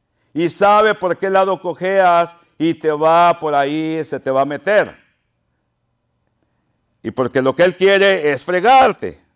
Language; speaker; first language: Spanish; native; Spanish